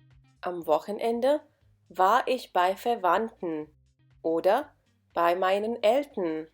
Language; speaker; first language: German; non-native, fluent; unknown